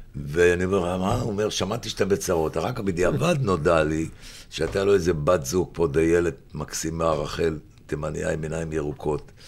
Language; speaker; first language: Hebrew; native; Hebrew